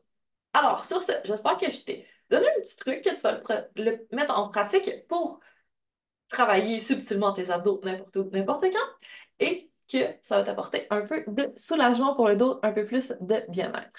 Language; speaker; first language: French; native; French